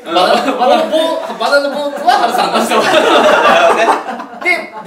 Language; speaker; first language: Japanese; native; Japanese